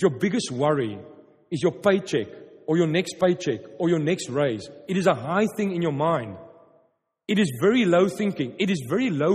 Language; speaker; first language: English; non-native, local second language; Afrikaans